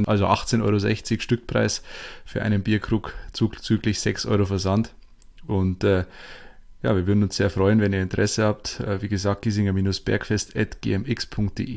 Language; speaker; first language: German; native; German